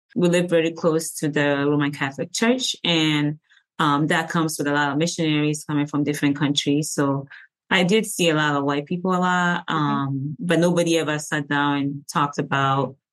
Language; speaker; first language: English; early bilingual, other home language; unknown